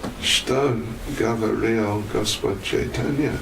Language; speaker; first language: Russian; non-native, learner; English